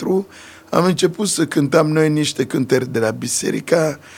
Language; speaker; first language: Romanian; non-native, fluent; Sango